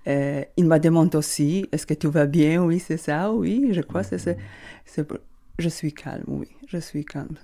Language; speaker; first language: French; non-native, learner; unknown